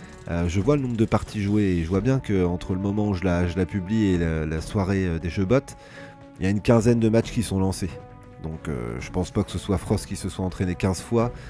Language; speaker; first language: French; native; French